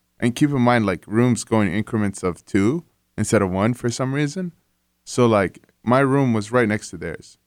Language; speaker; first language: English; non-native, fluent; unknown